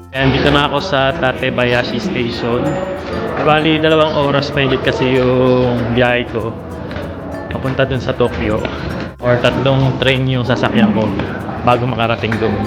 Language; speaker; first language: Filipino; native; Filipino